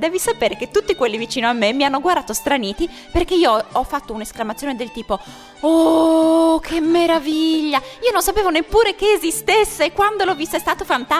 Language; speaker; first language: Italian; native; Italian